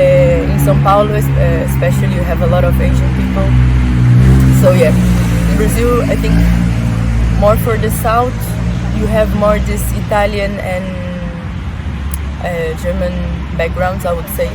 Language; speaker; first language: English; non-native, fluent; Portuguese